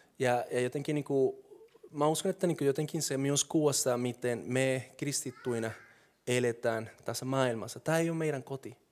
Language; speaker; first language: Finnish; non-native, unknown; Spanish